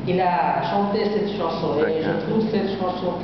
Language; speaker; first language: French; non-native, learner; Bangla